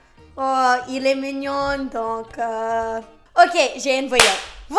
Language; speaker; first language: French; non-native, learner; English